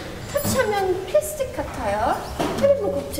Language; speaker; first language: Korean; non-native, learner; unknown